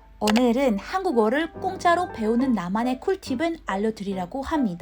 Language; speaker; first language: Korean; non-native, learner; Indonesian